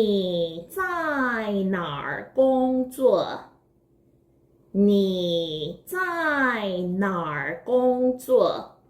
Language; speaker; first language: Chinese; non-native, fluent; Korean